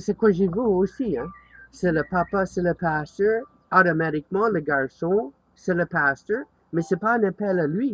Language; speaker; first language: French; non-native, learner; English